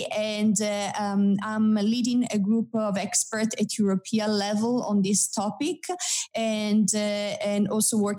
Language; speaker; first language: English; non-native, fluent; Italian